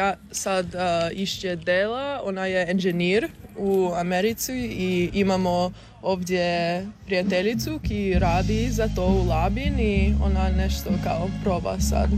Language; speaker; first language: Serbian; early bilingual, heritage; English